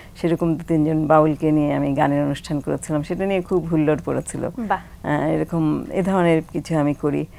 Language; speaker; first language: Bangla; native; Bangla